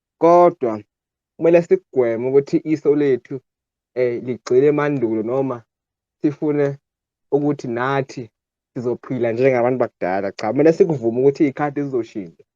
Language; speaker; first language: Zulu; native; Zulu